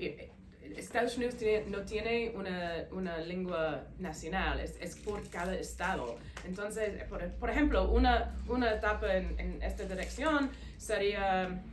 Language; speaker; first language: Spanish; non-native, fluent; English